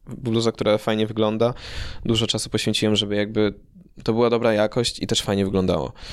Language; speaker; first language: Polish; early bilingual, heritage; Polish